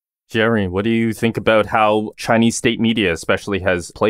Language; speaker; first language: English; native; English